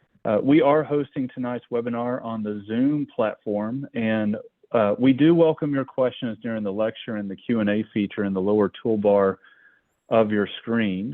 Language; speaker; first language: English; native; English